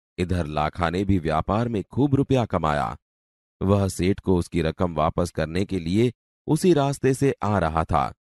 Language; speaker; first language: Hindi; non-native, local second language; Gujarati